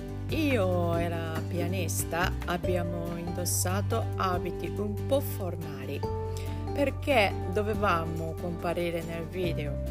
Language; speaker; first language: Italian; non-native, fluent; Japanese